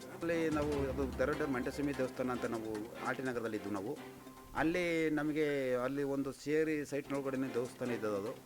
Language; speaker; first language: Kannada; native; Kannada